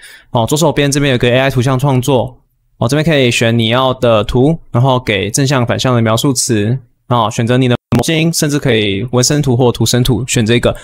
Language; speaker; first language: Chinese; native; Chinese